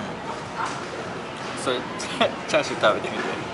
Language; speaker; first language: Japanese; native; Japanese